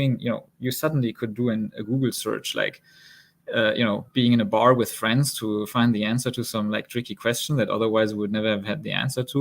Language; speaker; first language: English; non-native, fluent; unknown